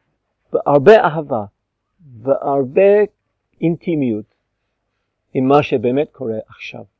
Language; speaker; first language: Hebrew; non-native, fluent; English